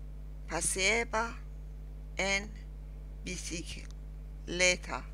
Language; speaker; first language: Spanish; non-native, learner; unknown